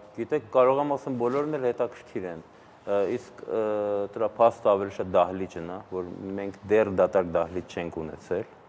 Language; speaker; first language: Armenian; early bilingual, heritage; Armenian